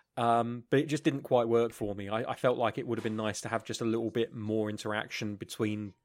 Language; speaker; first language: English; native; English